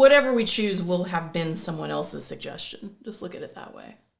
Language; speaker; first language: English; native; English